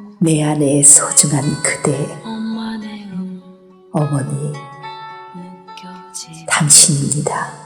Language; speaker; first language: Korean; native; Korean